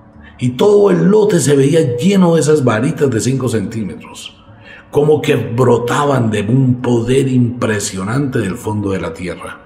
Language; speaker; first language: Spanish; native; Spanish